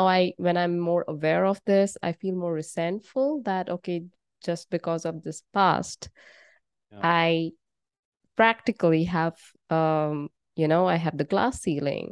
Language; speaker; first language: English; non-native, local second language; Bangla